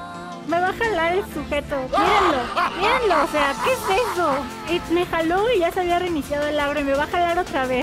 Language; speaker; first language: Spanish; native; Spanish